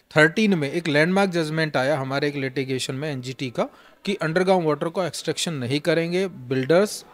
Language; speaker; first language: Hindi; native; Hindi